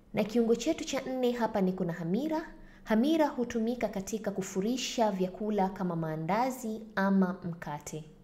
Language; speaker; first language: Swahili; native; Swahili